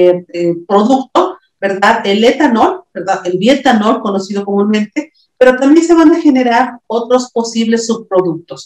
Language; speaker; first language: Spanish; native; Spanish